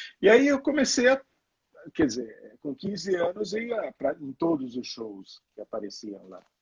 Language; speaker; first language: Portuguese; non-native, fluent; Italian